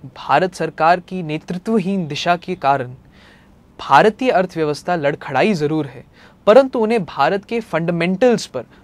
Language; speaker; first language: Hindi; native; Hindi